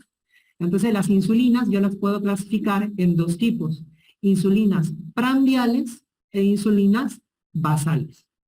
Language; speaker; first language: Spanish; native; Spanish